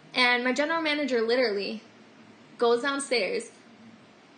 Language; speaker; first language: English; non-native, fluent; Albanian